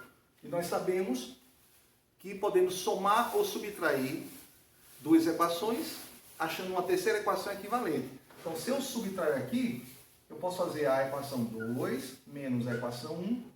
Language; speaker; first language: Portuguese; native; Portuguese